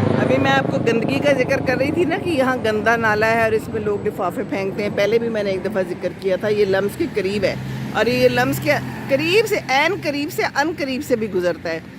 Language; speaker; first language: Urdu; non-native, local second language; Punjabi